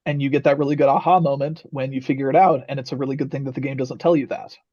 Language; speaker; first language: English; native; English